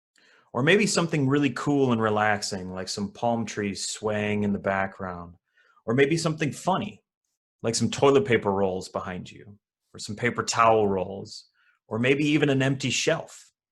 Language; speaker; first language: English; native; English